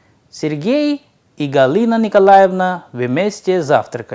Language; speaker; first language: Russian; non-native, fluent; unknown